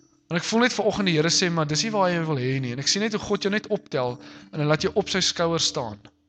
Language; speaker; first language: Afrikaans; native; Afrikaans